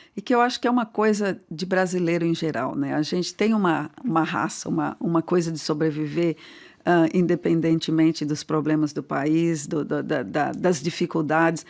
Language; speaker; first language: Portuguese; native; Portuguese